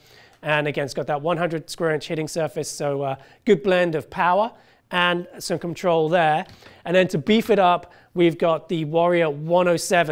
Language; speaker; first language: English; native; English